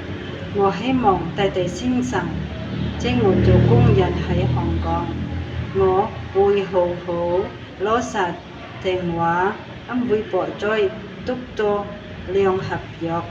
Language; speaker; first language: Cantonese; non-native, learner; Indonesian